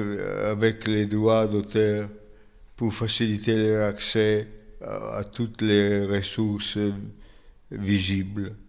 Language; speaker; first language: French; non-native, fluent; Italian